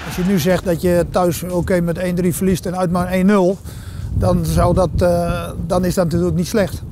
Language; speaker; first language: Dutch; native; Dutch